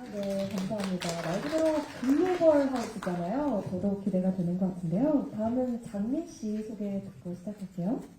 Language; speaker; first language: Korean; native; Korean